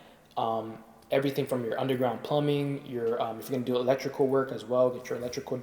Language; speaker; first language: English; native; English